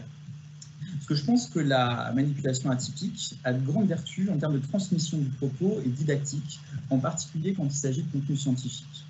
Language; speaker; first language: French; native; French